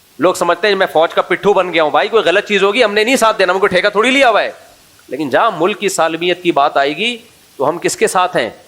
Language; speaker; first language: Urdu; native; Urdu